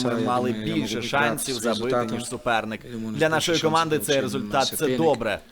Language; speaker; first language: Ukrainian; non-native, local second language; Russian